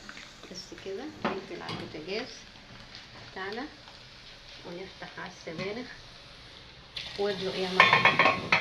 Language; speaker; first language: Arabic; native; Arabic